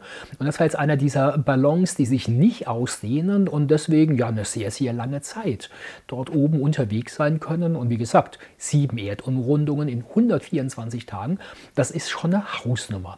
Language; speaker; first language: German; native; German